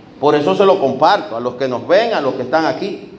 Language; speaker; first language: Spanish; native; Spanish